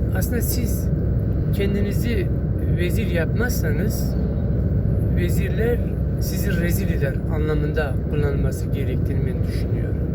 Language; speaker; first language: Turkish; non-native, local second language; Kurdish